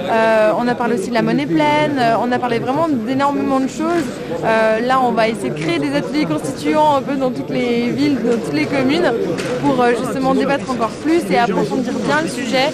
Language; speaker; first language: French; native; French